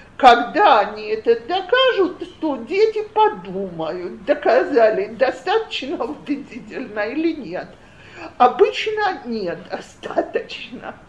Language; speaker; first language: Russian; native; Russian